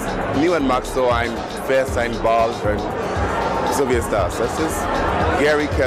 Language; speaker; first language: German; non-native, fluent; English